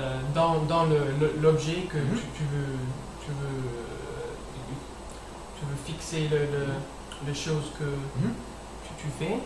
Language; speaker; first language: French; non-native, learner; English